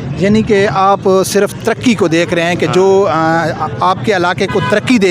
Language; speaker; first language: Urdu; native; Urdu